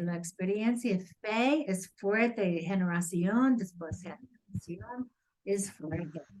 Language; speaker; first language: Spanish; non-native, learner; English